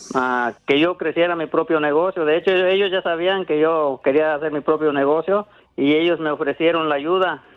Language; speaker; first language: Spanish; native; Spanish